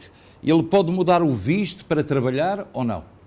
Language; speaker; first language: Portuguese; native; Portuguese